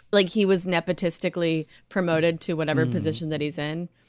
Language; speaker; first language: English; native; English